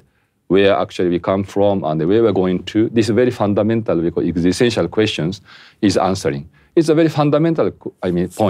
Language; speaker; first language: English; non-native, fluent; Japanese